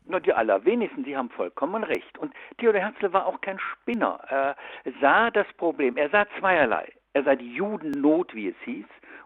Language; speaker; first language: German; native; German